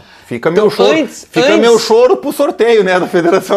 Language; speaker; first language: Portuguese; native; Portuguese